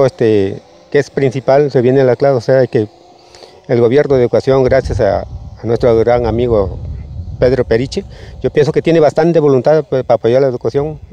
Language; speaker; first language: Spanish; native; Spanish